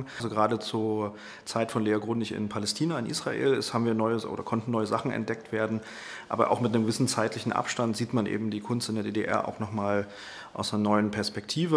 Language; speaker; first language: German; native; German